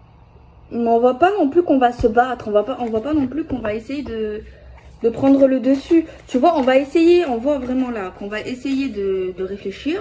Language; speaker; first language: French; native; French